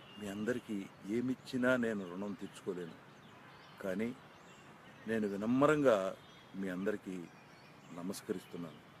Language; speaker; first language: Telugu; native; Telugu